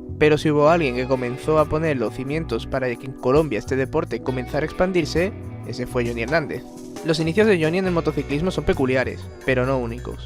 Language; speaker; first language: Spanish; native; Spanish